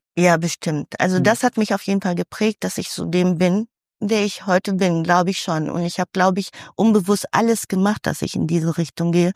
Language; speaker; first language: German; early bilingual, other home language; Filipino